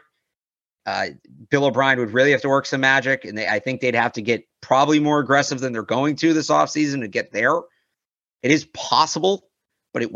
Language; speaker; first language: English; native; English